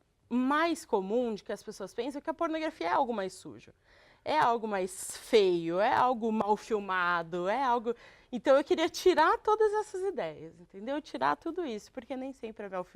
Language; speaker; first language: Portuguese; native; Portuguese